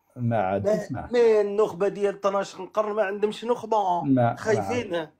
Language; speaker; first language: Arabic; native; Arabic